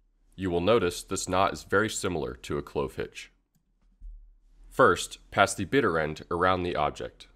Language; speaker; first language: English; native; English